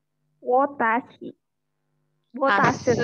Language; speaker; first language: Chinese; non-native, learner; Indonesian